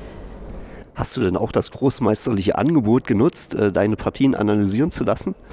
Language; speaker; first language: German; native; German